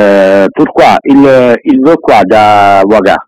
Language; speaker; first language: French; non-native, learner; Italian